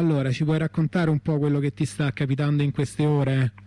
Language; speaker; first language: Italian; native; Italian